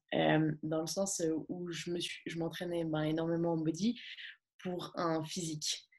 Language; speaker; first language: French; native; French